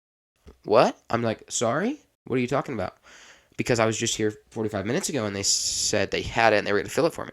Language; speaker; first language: English; native; English